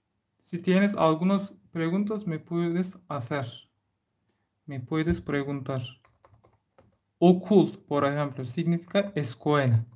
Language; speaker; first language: Spanish; non-native, learner; Turkish